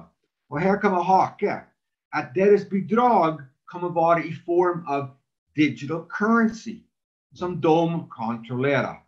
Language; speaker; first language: Swedish; non-native, fluent; English